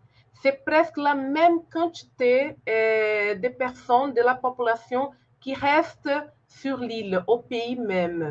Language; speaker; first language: French; non-native, fluent; Portuguese